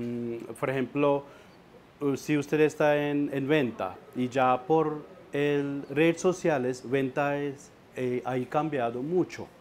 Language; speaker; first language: Spanish; non-native, learner; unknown